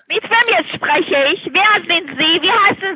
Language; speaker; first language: German; non-native, learner; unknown